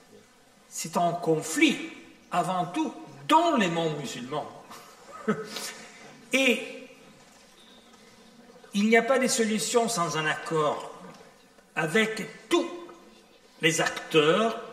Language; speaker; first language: French; non-native, fluent; Italian